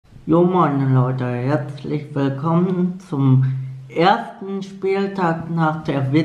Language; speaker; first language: German; native; German